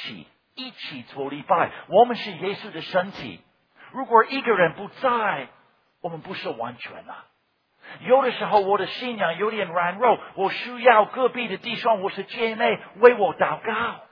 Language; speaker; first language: Chinese; non-native, fluent; English